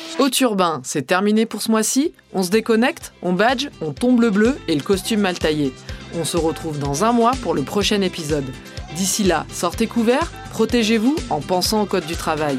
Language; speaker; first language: French; native; French